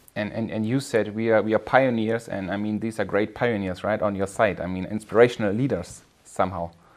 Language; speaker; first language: English; non-native, fluent; German